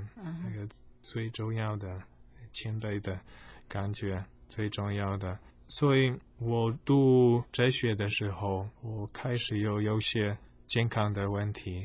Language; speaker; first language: Chinese; non-native, fluent; Polish